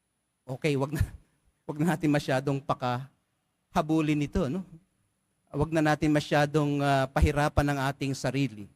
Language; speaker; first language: Filipino; native; Filipino